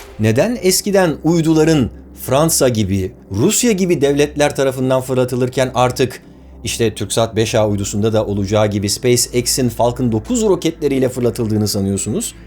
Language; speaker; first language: Turkish; native; Turkish